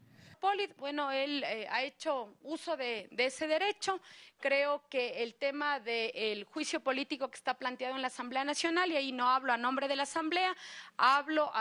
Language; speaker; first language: Spanish; native; Spanish